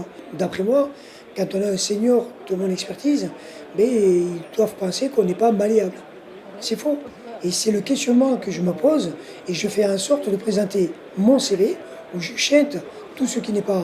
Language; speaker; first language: French; native; French